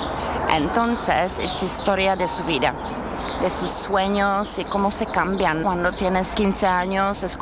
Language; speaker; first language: Spanish; non-native, learner; Czech